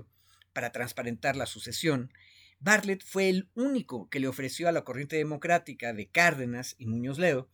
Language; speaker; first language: Spanish; native; Spanish